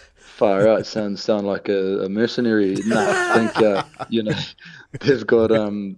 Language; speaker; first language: English; native; English